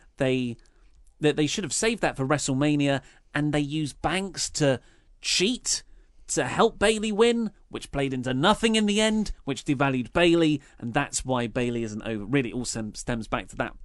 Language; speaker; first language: English; native; English